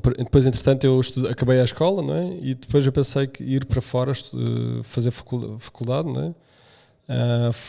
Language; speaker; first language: Portuguese; early bilingual, other home language; Romanian